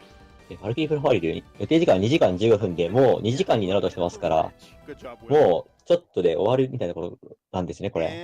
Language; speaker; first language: Japanese; native; Japanese